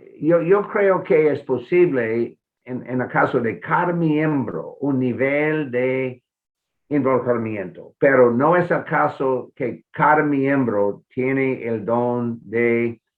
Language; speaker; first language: Spanish; non-native, fluent; English